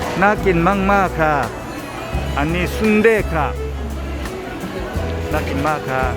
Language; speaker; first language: Thai; non-native, learner; Korean